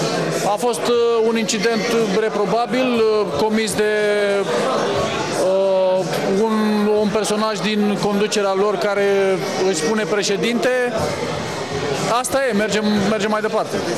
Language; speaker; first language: Romanian; native; Romanian